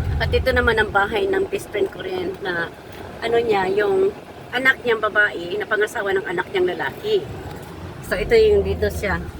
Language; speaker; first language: Filipino; non-native, local second language; Cebuano